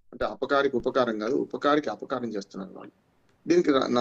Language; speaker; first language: Telugu; native; Telugu